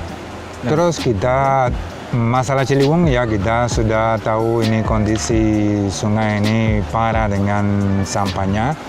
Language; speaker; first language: Indonesian; non-native, fluent; Spanish